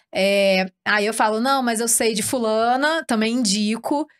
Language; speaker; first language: Portuguese; native; Portuguese